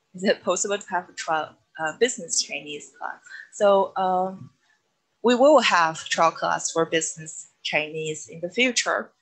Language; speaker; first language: English; non-native, fluent; Chinese